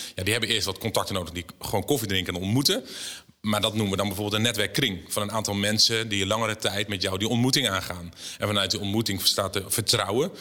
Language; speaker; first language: Dutch; native; Dutch